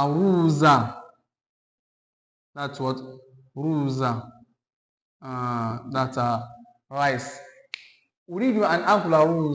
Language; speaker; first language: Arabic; non-native, fluent; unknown